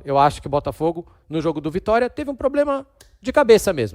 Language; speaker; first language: Portuguese; native; Portuguese